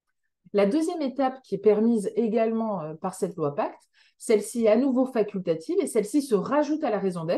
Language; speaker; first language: French; native; French